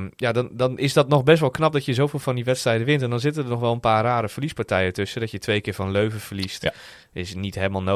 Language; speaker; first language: Dutch; native; Dutch